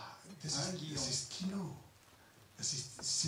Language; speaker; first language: German; non-native, learner; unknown